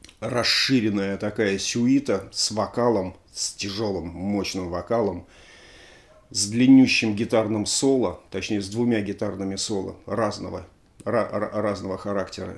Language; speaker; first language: Russian; native; Russian